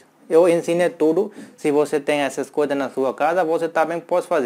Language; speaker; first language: Portuguese; non-native, learner; Hindi